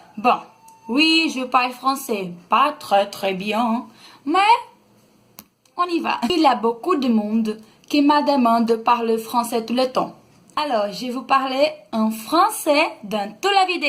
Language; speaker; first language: French; non-native, learner; Portuguese